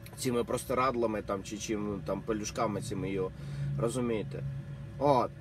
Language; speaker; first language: Ukrainian; non-native, local second language; Russian